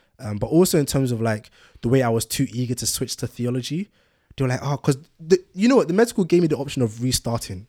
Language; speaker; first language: English; early bilingual, other home language; Yoruba